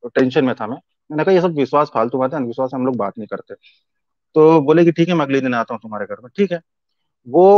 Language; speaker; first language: Hindi; native; Hindi